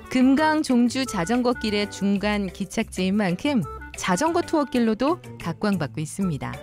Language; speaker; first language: Korean; native; Korean